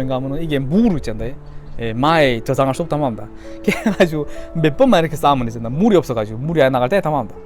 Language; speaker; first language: Korean; early bilingual, heritage; Korean